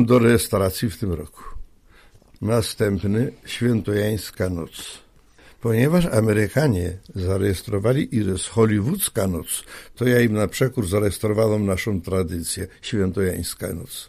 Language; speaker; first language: Polish; native; Polish